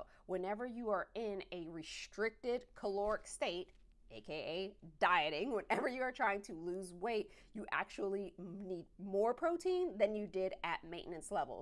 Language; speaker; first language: English; native; English